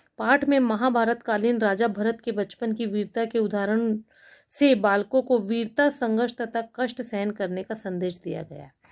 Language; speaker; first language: Hindi; native; Hindi